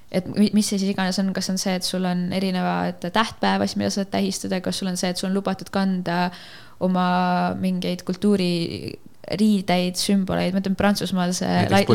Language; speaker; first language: Estonian; native; Estonian